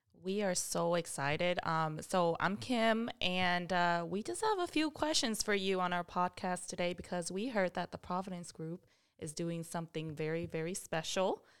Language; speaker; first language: English; early bilingual, other home language; Vietnamese